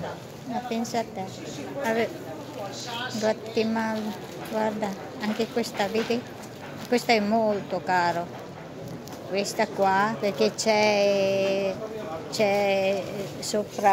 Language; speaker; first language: Italian; non-native, fluent; Filipino